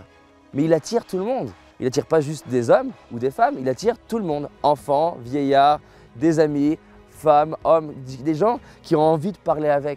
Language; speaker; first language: French; native; French